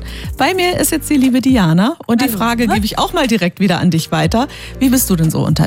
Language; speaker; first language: German; native; German